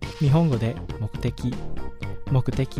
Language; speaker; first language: Japanese; non-native, fluent; Indonesian